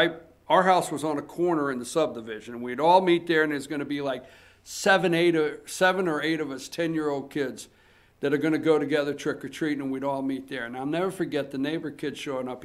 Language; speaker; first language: English; native; English